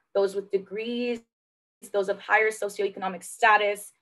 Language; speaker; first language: English; native; English